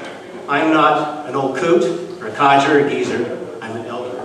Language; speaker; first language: English; native; English